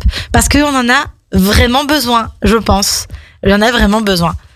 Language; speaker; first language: French; native; French